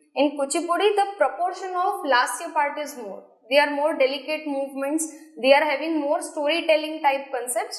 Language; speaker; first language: English; non-native, local second language; Gujarati